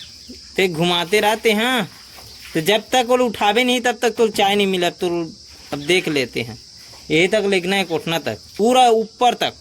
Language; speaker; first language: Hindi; non-native, local second language; Chhattisgarhi